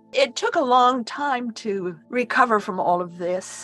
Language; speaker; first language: English; native; English